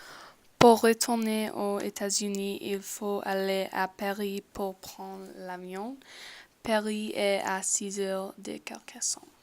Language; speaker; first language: French; non-native, learner; English